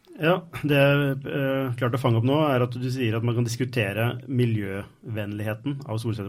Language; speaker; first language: Norwegian; native; Norwegian